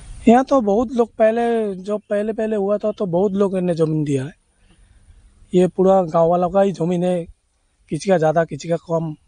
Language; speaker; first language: Hindi; non-native, local second language; Bangla